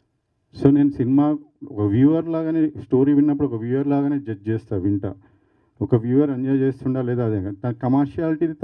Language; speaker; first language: Telugu; native; Telugu